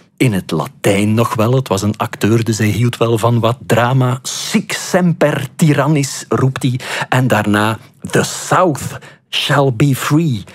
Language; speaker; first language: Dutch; native; Dutch